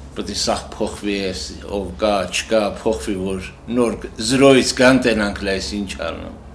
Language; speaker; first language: Armenian; native; Armenian